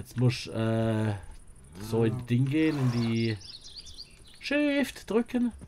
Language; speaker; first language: German; native; German